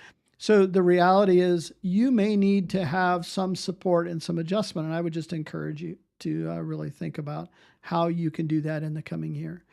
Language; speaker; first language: English; native; English